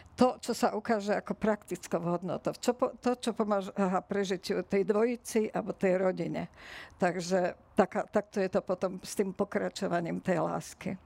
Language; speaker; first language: Slovak; native; Slovak